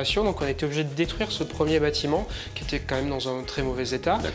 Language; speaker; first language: French; native; French